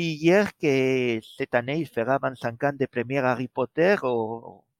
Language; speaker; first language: French; non-native, fluent; Spanish